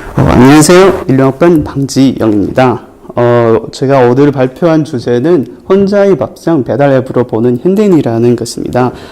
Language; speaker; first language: Korean; non-native, fluent; Chinese